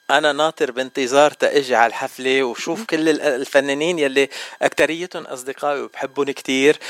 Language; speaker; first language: Arabic; native; Arabic